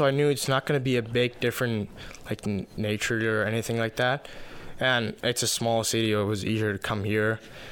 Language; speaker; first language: English; non-native, fluent; Finnish